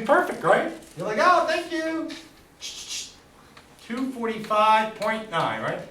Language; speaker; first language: English; native; English